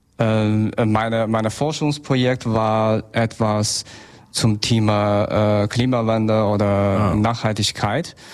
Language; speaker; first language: German; non-native, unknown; Chinese